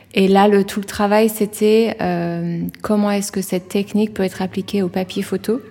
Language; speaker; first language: French; early bilingual, other home language; Persian